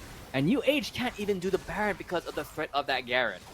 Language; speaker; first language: English; native; English